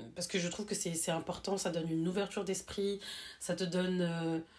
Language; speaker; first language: French; native; French